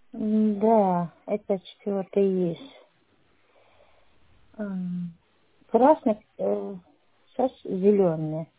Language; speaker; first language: Russian; non-native, learner; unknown